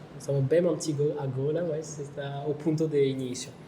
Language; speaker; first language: Portuguese; non-native, learner; French